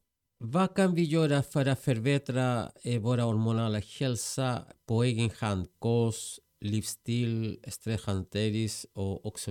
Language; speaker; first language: Swedish; non-native, fluent; Spanish